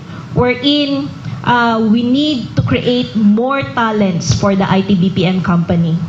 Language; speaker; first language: English; non-native, local second language; Filipino